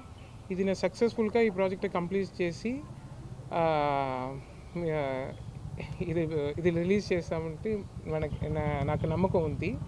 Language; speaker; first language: Telugu; non-native, learner; Tamil